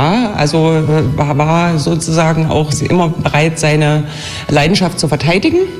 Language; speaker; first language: German; native; German